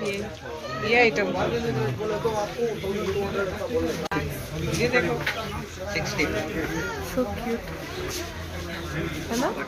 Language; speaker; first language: Hindi; non-native, local second language; Malayalam